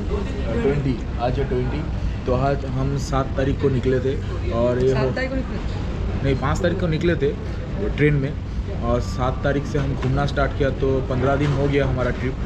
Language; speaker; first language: Hindi; non-native, local second language; Bangla